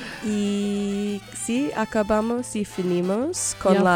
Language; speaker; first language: Spanish; non-native, learner; English